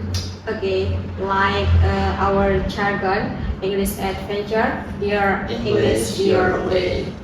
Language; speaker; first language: English; non-native, learner; Indonesian